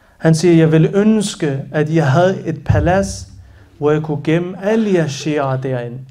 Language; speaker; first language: Danish; early bilingual, other home language; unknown